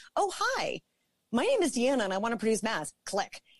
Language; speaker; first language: English; native; English